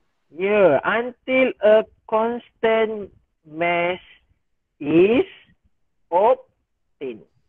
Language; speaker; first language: English; non-native, local second language; Malay